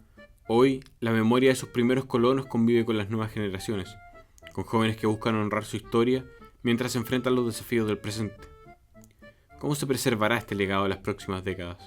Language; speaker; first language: Spanish; native; Spanish